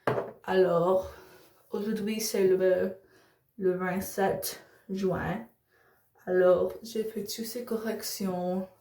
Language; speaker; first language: French; non-native, learner; English